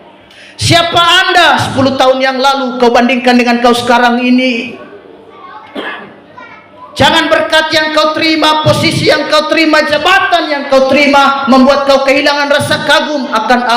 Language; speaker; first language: Indonesian; native; Indonesian